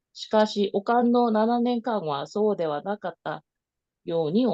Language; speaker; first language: Japanese; non-native, learner; Korean